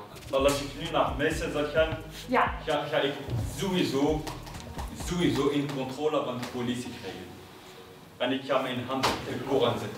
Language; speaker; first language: Dutch; early bilingual, other home language; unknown